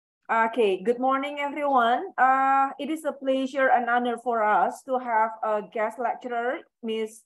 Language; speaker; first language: English; non-native, fluent; Indonesian